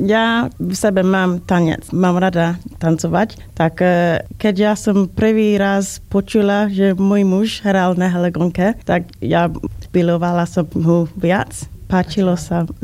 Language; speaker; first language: Slovak; non-native, learner; English